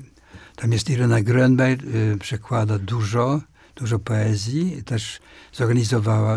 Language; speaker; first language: Polish; non-native, fluent; Swedish